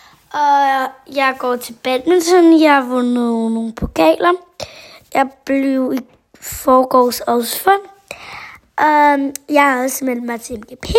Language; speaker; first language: Danish; early bilingual, other home language; German